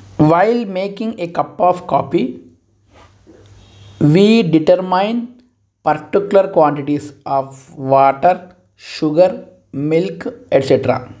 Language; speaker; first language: English; non-native, local second language; Telugu